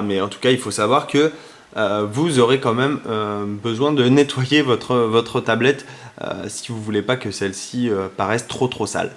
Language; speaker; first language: French; native; French